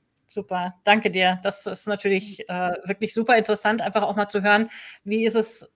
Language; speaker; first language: German; native; German